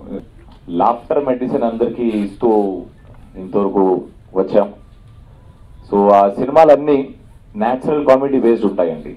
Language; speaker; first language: Telugu; native; Telugu